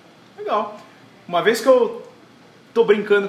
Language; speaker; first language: Portuguese; native; Portuguese